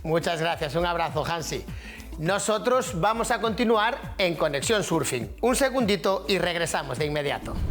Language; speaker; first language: Spanish; native; Spanish